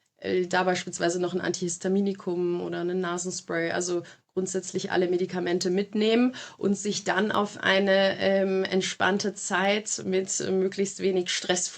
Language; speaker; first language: German; native; German